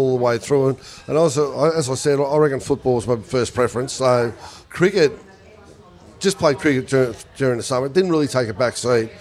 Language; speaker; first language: English; native; English